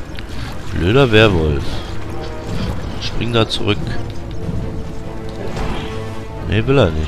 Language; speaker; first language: German; native; German